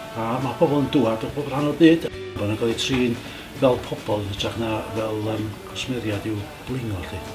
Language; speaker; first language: Welsh; native; Welsh